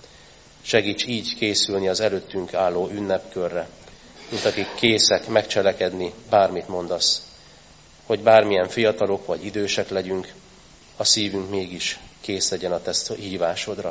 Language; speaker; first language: Hungarian; native; Hungarian